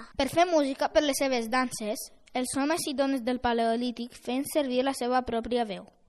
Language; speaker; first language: Catalan; early bilingual, other home language; Romanian